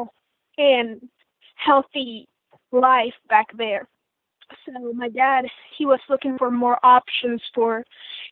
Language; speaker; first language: English; non-native, fluent; Spanish